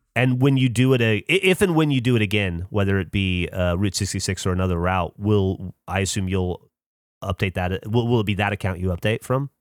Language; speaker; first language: English; native; English